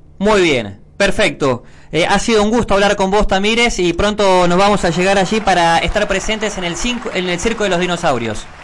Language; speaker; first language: Spanish; native; Spanish